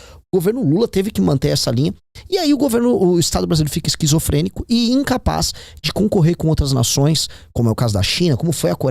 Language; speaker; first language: Portuguese; native; Portuguese